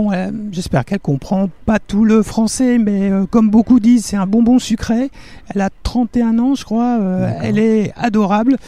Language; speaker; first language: French; native; French